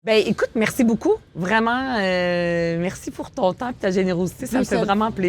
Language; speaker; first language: French; native; French